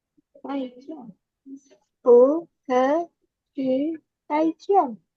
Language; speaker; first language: Chinese; non-native, learner; Indonesian